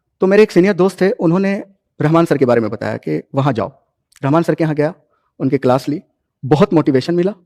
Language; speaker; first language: Hindi; native; Hindi